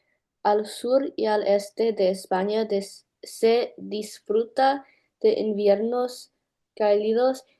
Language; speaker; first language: Spanish; non-native, learner; English